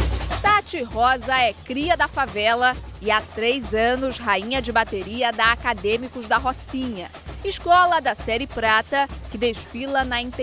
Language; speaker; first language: Portuguese; native; Portuguese